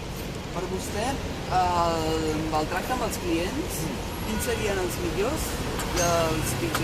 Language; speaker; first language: Catalan; native; Catalan